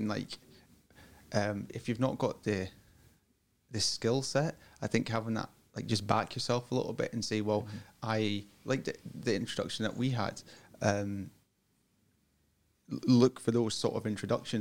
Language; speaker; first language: English; native; English